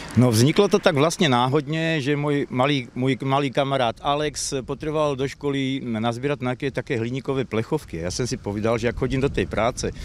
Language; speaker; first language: Slovak; native; Slovak